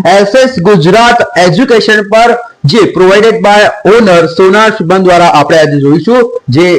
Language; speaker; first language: Gujarati; native; Gujarati